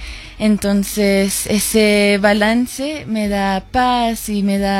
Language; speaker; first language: Spanish; non-native, learner; English